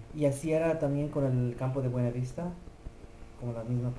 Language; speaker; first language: Spanish; early bilingual, heritage; Spanish